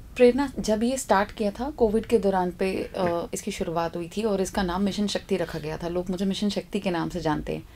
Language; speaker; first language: Hindi; native; Hindi